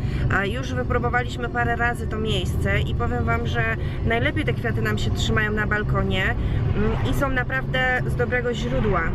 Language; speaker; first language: Polish; native; Polish